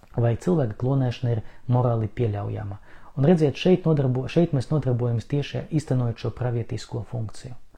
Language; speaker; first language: Latvian; non-native, local second language; Russian